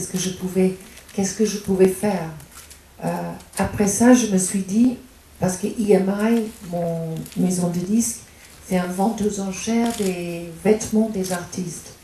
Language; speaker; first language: French; non-native, fluent; English